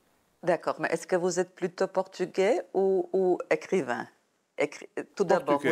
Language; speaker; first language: French; non-native, fluent; Serbian